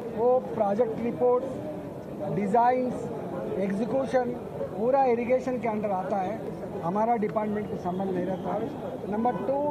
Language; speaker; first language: Hindi; non-native, local second language; Telugu